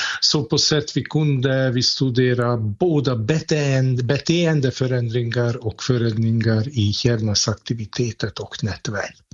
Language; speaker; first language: Swedish; non-native, fluent; Hungarian